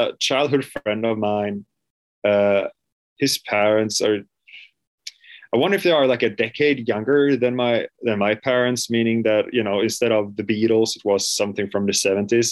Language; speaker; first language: English; non-native, fluent; Swedish